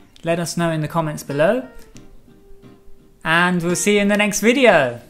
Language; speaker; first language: English; native; English